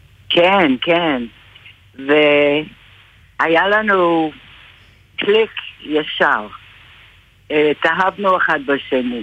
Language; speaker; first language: Hebrew; non-native, fluent; English